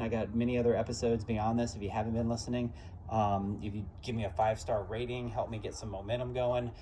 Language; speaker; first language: English; native; English